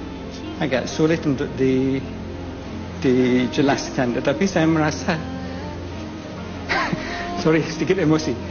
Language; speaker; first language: Indonesian; non-native, fluent; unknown